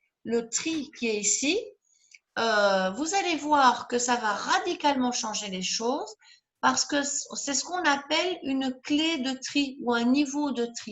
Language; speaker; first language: French; native; French